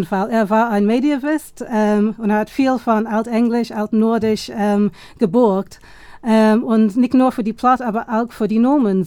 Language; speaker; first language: German; non-native, fluent; English